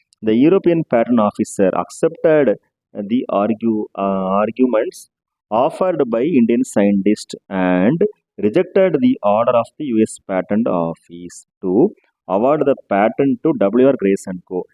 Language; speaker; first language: English; non-native, local second language; Tamil